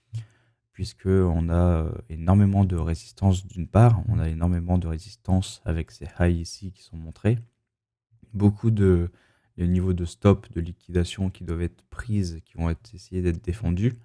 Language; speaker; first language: French; native; French